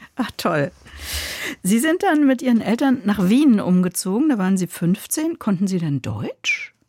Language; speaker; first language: German; native; German